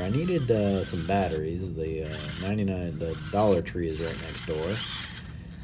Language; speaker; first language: English; native; English